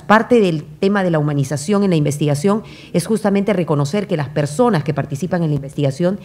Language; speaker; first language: Spanish; native; Spanish